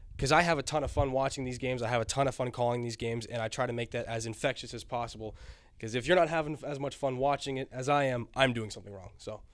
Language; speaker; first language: English; native; English